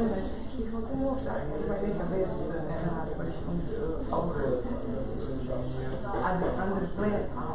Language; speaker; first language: German; non-native, fluent; Serbian